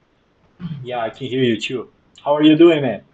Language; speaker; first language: English; non-native, fluent; Portuguese